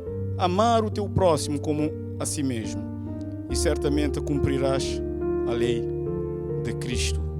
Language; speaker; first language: Portuguese; native; Portuguese